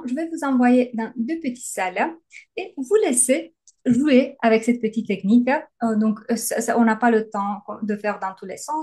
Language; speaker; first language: French; native; French